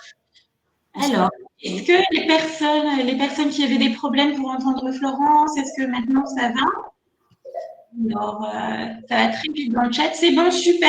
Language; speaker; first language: French; native; French